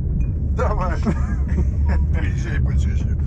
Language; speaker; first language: Russian; native; Russian